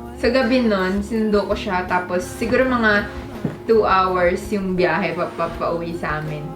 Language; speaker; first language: Filipino; native; Filipino